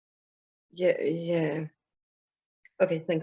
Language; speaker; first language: English; non-native, fluent; Georgian